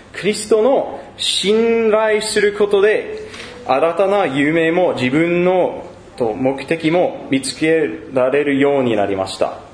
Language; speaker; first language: Japanese; non-native, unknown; English